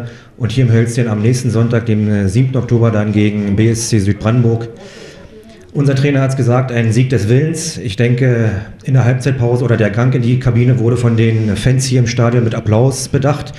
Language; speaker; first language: German; native; German